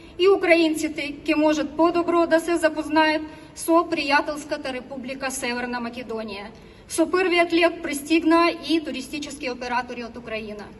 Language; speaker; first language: Macedonian; non-native, learner; Ukrainian